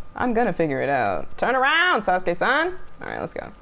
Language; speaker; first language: English; native; English